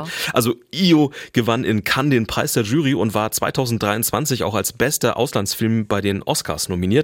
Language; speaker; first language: German; native; German